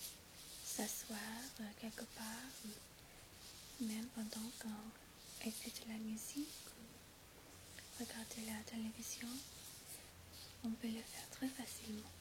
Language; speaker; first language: French; non-native, fluent; English